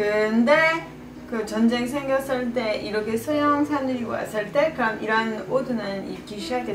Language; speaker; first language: Korean; non-native, fluent; French